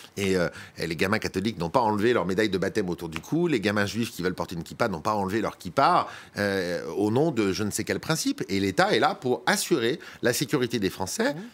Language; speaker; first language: French; native; French